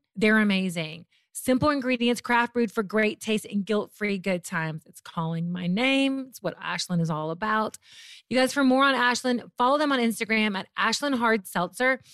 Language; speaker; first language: English; native; English